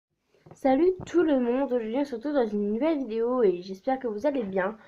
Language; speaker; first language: French; native; French